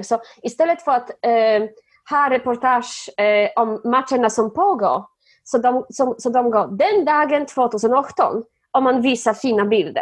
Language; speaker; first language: Swedish; non-native, fluent; Polish